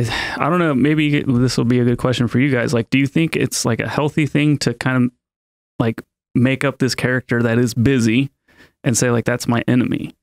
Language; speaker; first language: English; native; English